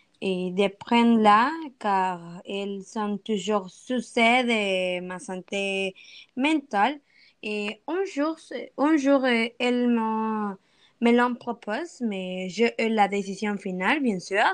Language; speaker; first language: French; non-native, learner; Spanish